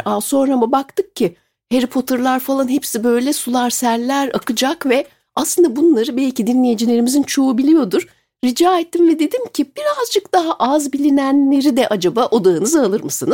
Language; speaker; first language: Turkish; native; Turkish